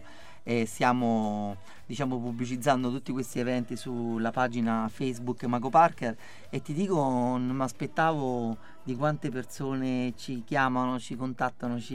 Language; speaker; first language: Italian; native; Italian